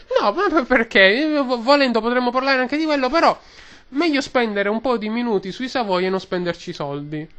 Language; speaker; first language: Italian; native; Italian